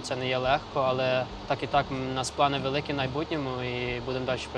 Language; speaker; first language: Ukrainian; early bilingual, other home language; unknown